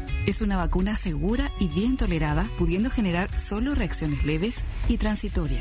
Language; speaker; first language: Spanish; native; Spanish